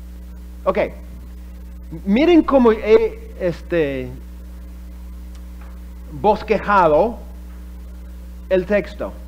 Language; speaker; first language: Spanish; non-native, fluent; English